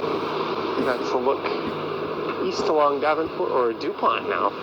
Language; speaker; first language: English; native; English